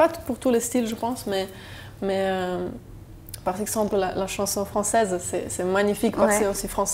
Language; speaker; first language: French; non-native, local second language; German